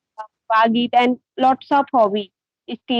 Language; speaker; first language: English; non-native, learner; Hindi